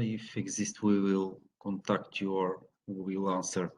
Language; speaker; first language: English; non-native, learner; Bulgarian